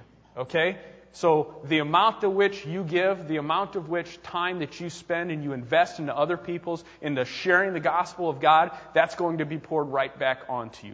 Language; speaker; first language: English; native; English